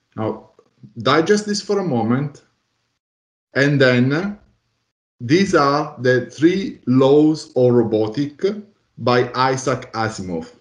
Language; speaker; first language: English; non-native, fluent; Italian